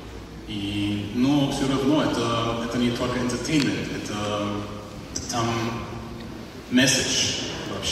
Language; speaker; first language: Russian; non-native, learner; German